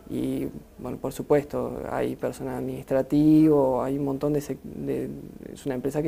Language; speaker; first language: Spanish; native; Spanish